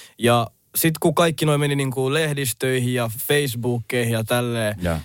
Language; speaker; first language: Finnish; early bilingual, other home language; Somali